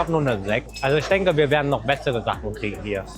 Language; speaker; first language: German; native; German